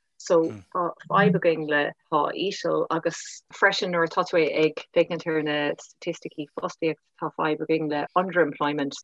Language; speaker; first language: Irish; non-native, local second language; English